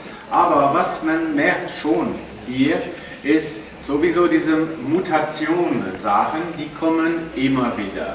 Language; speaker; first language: German; non-native, fluent; French